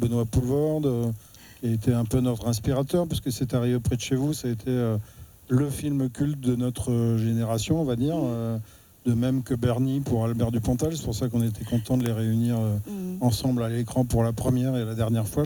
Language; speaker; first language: French; native; French